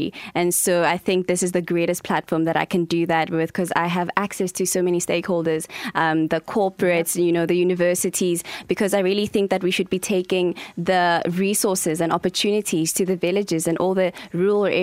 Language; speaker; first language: English; non-native, local second language; Tsonga